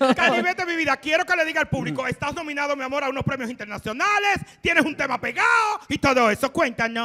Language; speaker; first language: Spanish; native; Spanish